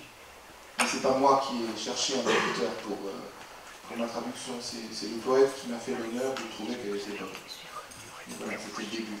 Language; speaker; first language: French; native; French